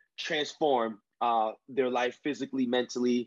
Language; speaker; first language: English; early bilingual, other home language; Spanish